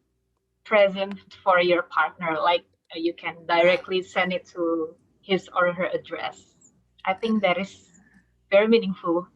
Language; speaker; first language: English; non-native, fluent; Indonesian